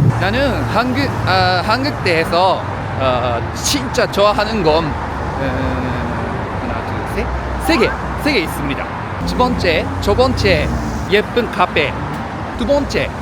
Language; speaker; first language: Korean; non-native, learner; Japanese